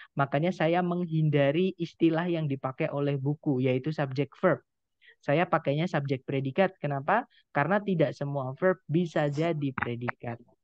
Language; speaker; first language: Indonesian; non-native, local second language; Javanese